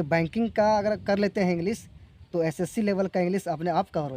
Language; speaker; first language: Hindi; native; Hindi